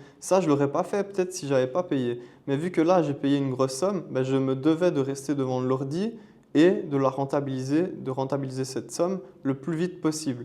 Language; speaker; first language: French; native; French